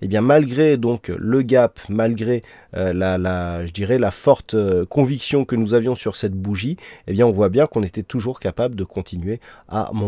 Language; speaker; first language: French; native; French